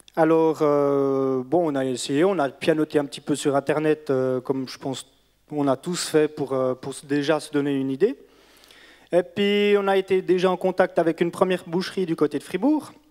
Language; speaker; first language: French; native; French